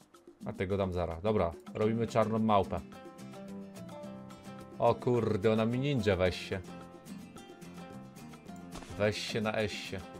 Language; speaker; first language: Polish; native; Polish